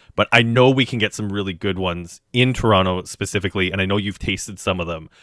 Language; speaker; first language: English; native; English